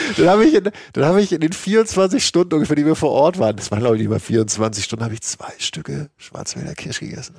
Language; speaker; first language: German; native; German